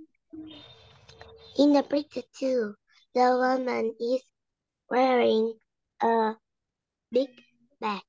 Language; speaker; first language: English; non-native, learner; Vietnamese